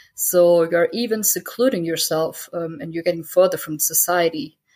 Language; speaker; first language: English; early bilingual, heritage; German